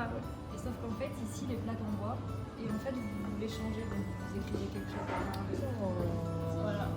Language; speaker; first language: French; native; French